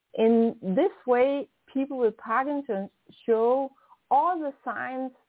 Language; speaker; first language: English; non-native, fluent; Danish